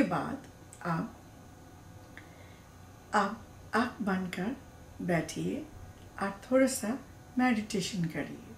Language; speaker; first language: Hindi; non-native, learner; Bangla